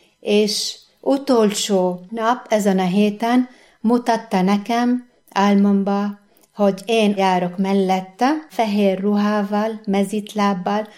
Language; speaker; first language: Hungarian; non-native, learner; Arabic